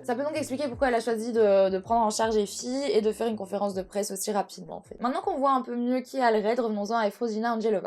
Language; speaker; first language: French; native; French